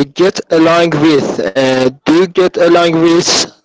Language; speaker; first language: English; non-native, learner; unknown